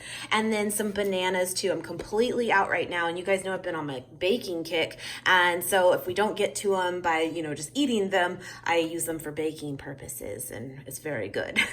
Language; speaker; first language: English; native; English